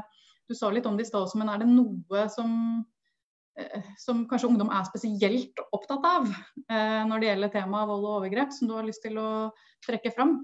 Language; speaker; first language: Norwegian; native; Norwegian